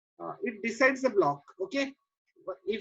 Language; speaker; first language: English; non-native, local second language; Marathi